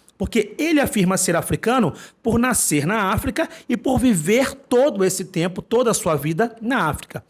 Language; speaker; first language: Portuguese; native; Portuguese